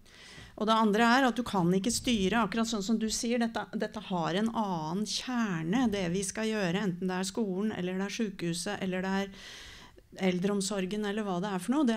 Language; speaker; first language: Norwegian; native; Norwegian